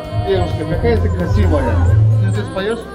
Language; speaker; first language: Russian; non-native, fluent; Mongolian